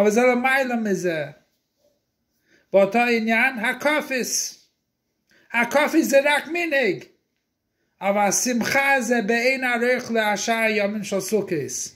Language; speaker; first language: Hebrew; non-native, fluent; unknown